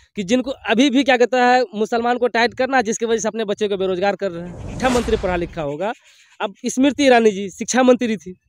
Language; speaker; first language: Hindi; native; Hindi